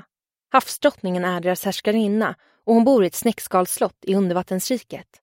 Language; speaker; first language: Swedish; native; Swedish